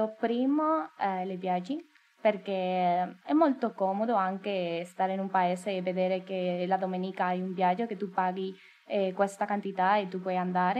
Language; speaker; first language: Italian; non-native, learner; Spanish